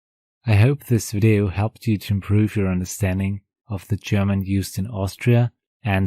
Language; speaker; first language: English; non-native, fluent; German